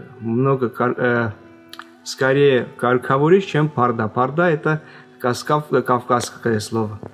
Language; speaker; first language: Russian; non-native, local second language; Armenian